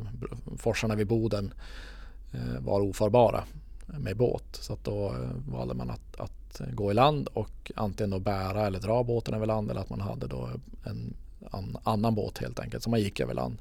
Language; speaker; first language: Swedish; native; Swedish